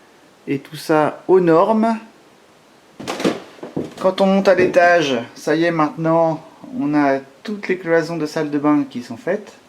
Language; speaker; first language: French; native; French